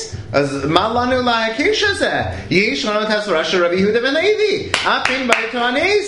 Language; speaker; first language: Hebrew; non-native, fluent; English